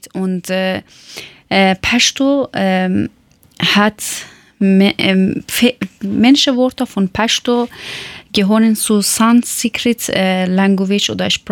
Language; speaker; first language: German; non-native, learner; Persian